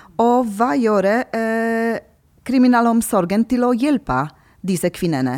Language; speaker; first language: Norwegian; non-native, fluent; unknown